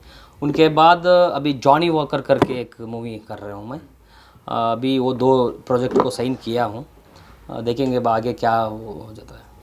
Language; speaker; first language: Hindi; non-native, local second language; Kannada